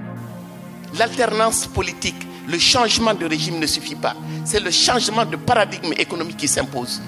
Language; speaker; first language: French; non-native, local second language; Bambara